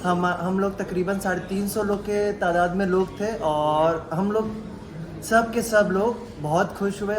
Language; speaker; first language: Hindi; native; Hindi